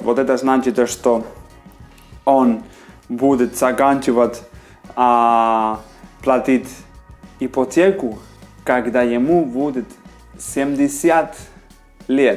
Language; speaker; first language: Russian; non-native, fluent; Spanish